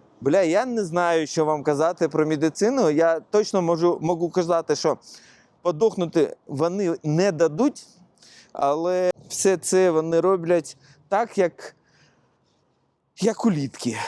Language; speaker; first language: Ukrainian; non-native, local second language; Russian